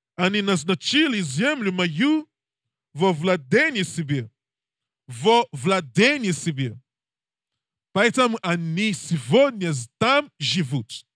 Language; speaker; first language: Russian; non-native, learner; English